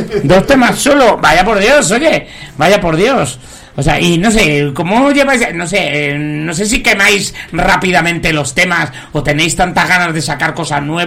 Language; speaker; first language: Spanish; native; Spanish